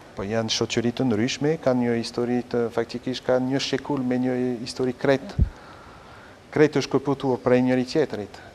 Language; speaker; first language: Albanian; non-native, fluent; French